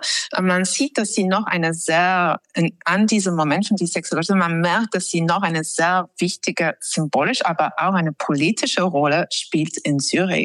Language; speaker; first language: German; non-native, fluent; English